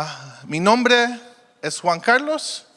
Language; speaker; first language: Spanish; early bilingual, heritage; Spanish